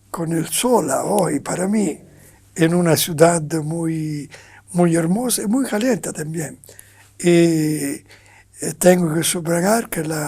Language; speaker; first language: Spanish; non-native, fluent; Italian